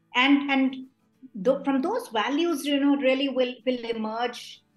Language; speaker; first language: English; non-native, local second language; Hindi